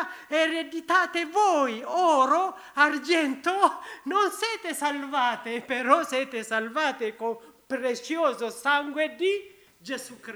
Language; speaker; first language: Italian; non-native, learner; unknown